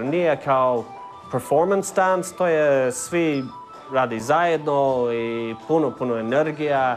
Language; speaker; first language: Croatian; non-native, learner; English